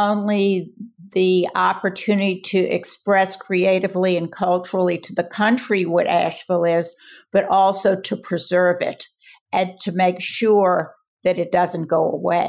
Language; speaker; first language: English; native; English